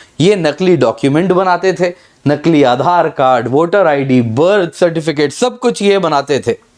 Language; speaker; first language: Hindi; native; Hindi